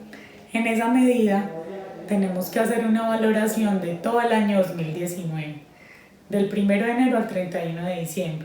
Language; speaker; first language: Spanish; native; Spanish